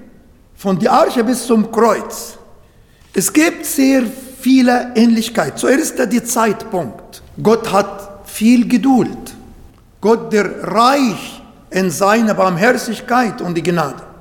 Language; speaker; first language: German; non-native, learner; Arabic